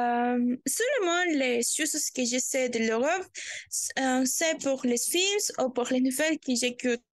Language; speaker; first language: French; non-native, learner; Spanish